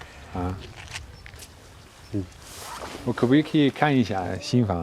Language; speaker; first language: Chinese; non-native, fluent; Dutch